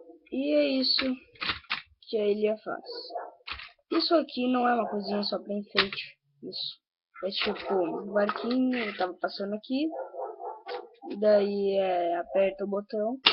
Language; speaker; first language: Portuguese; native; Portuguese